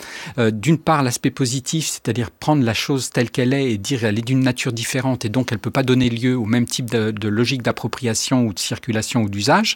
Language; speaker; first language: French; native; French